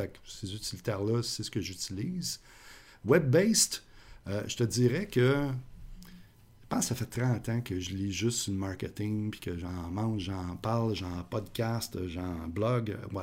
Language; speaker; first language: French; native; French